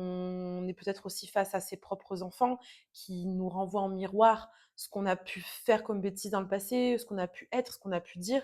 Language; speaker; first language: French; native; French